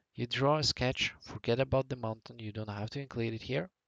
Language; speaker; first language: English; non-native, fluent; Latvian